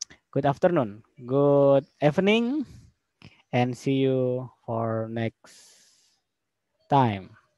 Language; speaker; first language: English; non-native, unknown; Indonesian